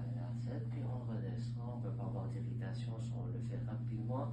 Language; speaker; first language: French; native; French